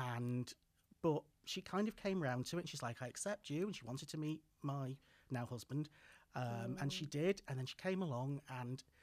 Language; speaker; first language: English; native; English